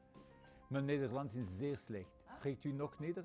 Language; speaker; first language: Dutch; non-native, local second language; French